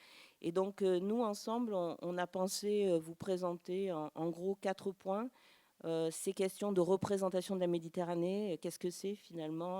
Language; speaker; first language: French; native; French